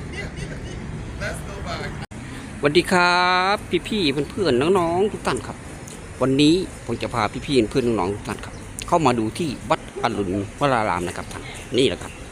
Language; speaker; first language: Thai; native; Thai